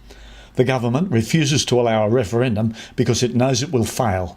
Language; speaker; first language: English; native; English